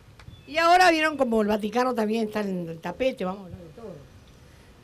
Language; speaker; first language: Spanish; native; Spanish